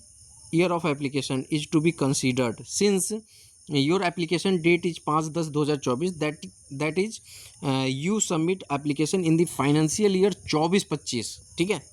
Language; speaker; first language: Hindi; native; Hindi